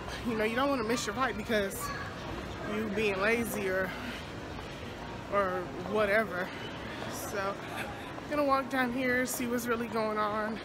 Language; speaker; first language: English; native; English